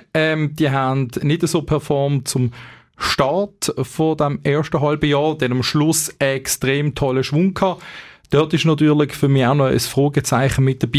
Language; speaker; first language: German; native; German